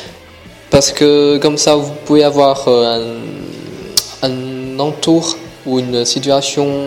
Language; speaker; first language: French; non-native, fluent; Chinese